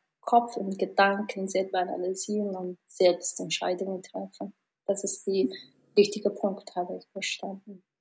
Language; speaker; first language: German; non-native, learner; Mongolian